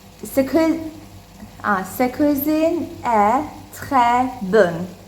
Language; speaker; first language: French; non-native, learner; Persian